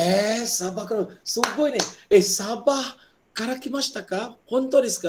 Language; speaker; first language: Japanese; non-native, fluent; Malay